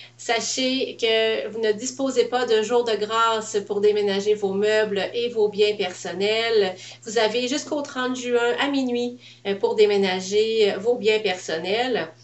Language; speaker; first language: French; native; French